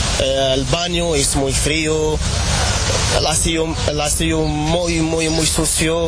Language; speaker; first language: Spanish; non-native, learner; Arabic